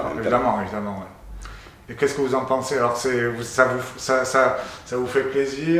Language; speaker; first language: French; native; French